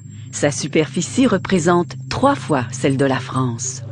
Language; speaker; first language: French; native; French